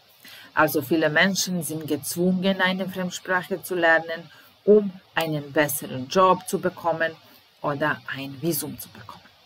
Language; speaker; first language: German; non-native, fluent; Serbian